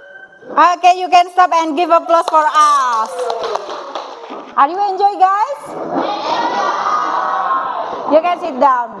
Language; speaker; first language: English; non-native, learner; Indonesian